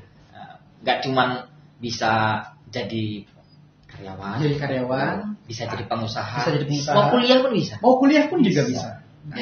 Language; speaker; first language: Indonesian; native; Indonesian